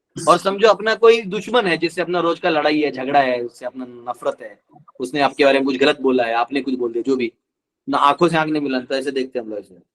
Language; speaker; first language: Hindi; non-native, local second language; Marathi